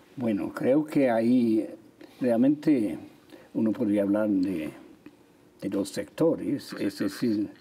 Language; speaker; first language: Spanish; non-native, fluent; English